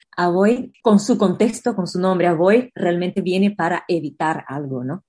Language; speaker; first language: Spanish; non-native, fluent; Portuguese